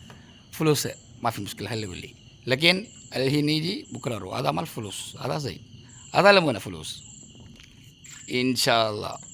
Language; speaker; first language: Arabic; non-native, learner; Malayalam